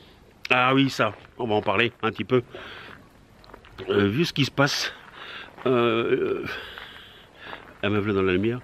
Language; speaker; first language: French; native; French